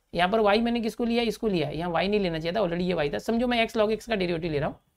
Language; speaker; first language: Hindi; native; Hindi